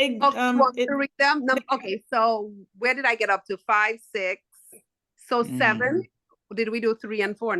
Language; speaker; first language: English; native; English